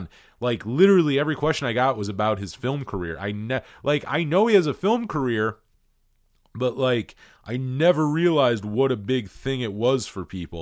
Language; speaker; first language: English; native; English